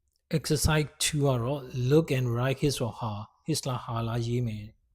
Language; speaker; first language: English; non-native, fluent; Burmese